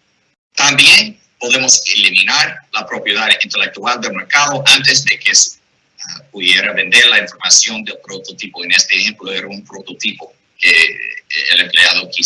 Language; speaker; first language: Spanish; non-native, fluent; English